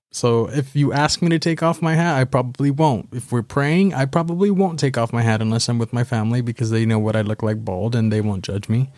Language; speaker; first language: English; native; English